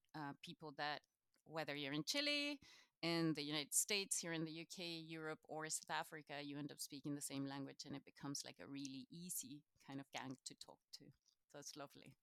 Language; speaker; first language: English; non-native, fluent; Spanish